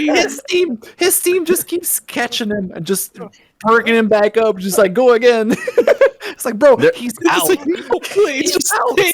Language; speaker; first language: English; native; English